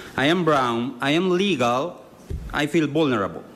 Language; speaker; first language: English; non-native, fluent; Spanish